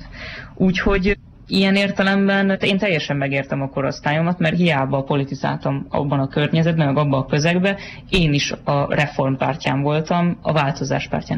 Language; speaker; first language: Hungarian; native; Hungarian